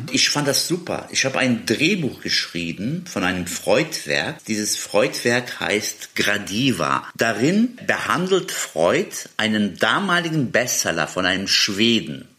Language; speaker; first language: German; early bilingual, other home language; Turkish